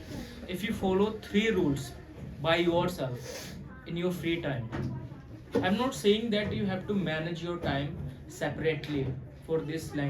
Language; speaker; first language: English; non-native, local second language; Hindi